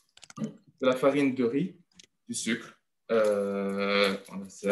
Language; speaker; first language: French; non-native, local second language; Malagasy